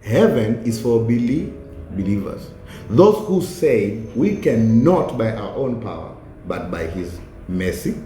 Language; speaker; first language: English; non-native, local second language; Swahili